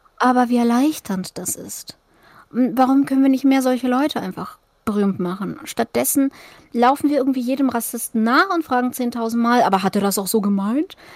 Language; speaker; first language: German; early bilingual, other home language; Russian